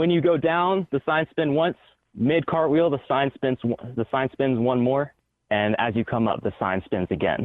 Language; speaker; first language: English; native; English